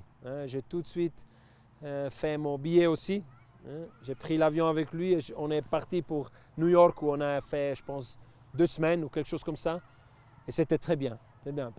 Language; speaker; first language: French; non-native, local second language; Italian